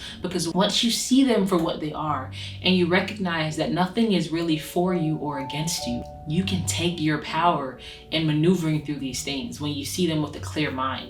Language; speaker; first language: English; native; English